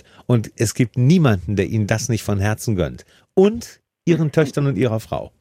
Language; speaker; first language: German; native; German